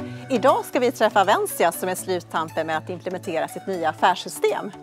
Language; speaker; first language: Swedish; native; Swedish